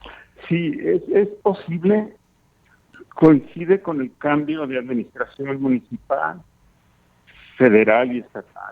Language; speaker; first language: Spanish; native; Spanish